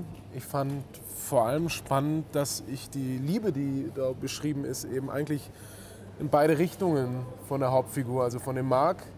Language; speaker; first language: German; native; German